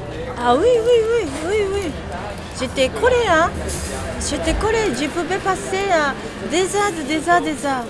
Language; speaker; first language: French; non-native, learner; Japanese